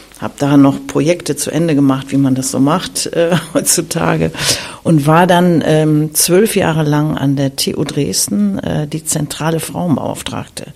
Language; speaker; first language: German; native; German